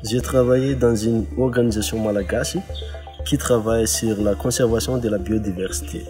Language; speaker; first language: French; non-native, local second language; Malagasy